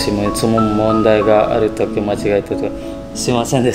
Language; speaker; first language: Japanese; non-native, learner; Indonesian